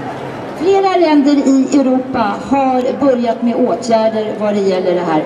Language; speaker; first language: Swedish; native; Swedish